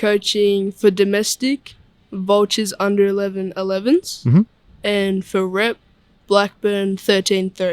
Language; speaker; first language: English; native; English